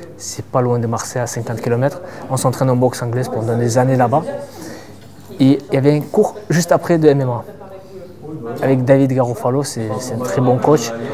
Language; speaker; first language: French; non-native, fluent; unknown